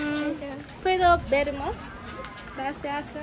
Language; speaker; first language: Spanish; non-native, learner; Japanese